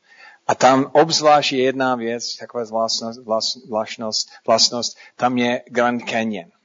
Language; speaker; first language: Czech; non-native, fluent; English